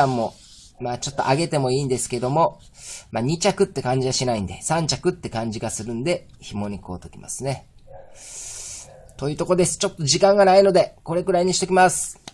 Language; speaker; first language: Japanese; native; Japanese